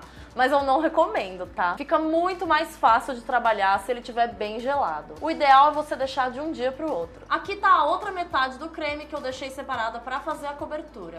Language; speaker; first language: Portuguese; native; Portuguese